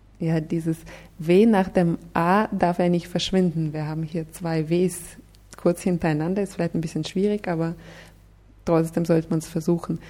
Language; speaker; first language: German; non-native, fluent; Russian